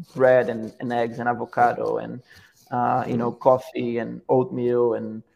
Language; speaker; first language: English; non-native, fluent; Portuguese